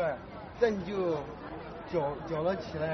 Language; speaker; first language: Chinese; native; Chinese